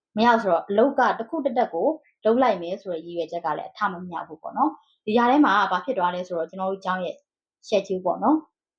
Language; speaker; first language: Burmese; native; Burmese